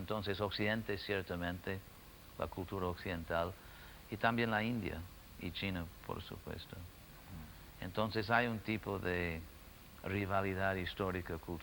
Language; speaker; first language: Spanish; non-native, fluent; English